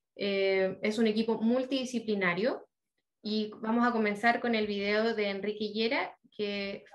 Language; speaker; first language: Spanish; native; Spanish